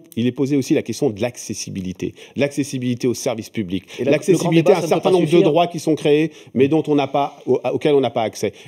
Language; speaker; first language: French; native; French